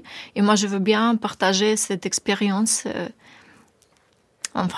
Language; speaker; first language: French; non-native, learner; Ukrainian